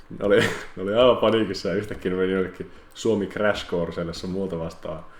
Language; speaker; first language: Finnish; native; Finnish